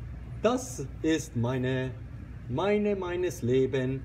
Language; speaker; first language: German; non-native, learner; English